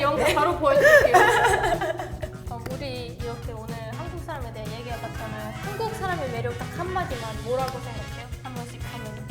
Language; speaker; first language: Korean; non-native, fluent; German